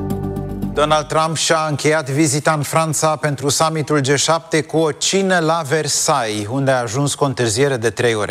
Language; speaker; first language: Romanian; native; Romanian